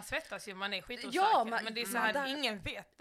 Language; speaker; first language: Swedish; native; Swedish